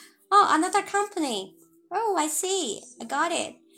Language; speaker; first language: English; non-native, fluent; Chinese